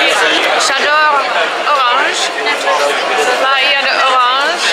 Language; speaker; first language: French; non-native, fluent; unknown